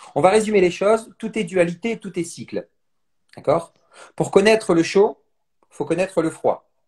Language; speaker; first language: French; native; French